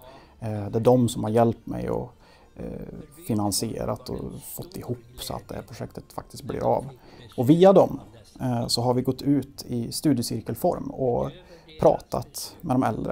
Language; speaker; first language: Swedish; native; Swedish